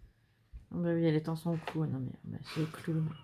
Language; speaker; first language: French; native; French